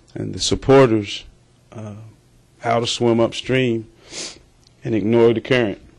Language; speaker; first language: English; native; English